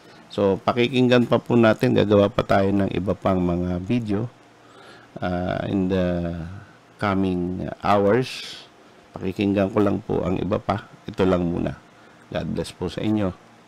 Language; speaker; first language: Filipino; native; Filipino